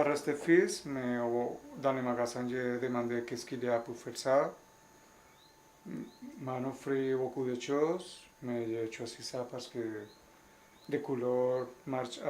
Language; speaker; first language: French; non-native, learner; Spanish